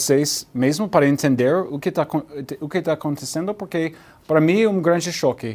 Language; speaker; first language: Portuguese; non-native, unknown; English